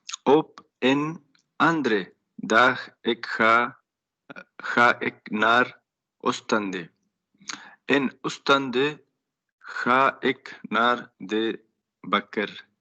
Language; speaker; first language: Dutch; non-native, learner; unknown